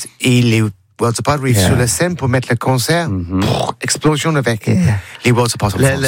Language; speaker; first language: French; non-native, learner; English